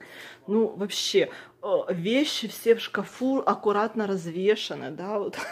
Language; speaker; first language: Russian; native; Russian